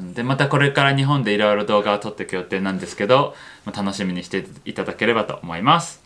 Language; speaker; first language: Japanese; native; Japanese